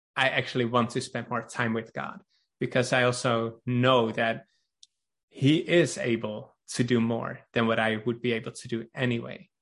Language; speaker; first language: English; non-native, fluent; Dutch